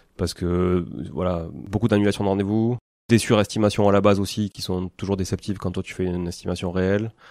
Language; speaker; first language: French; native; French